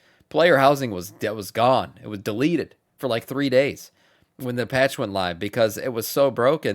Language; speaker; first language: English; native; English